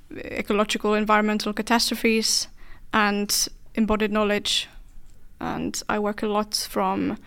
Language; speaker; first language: English; non-native, fluent; Finnish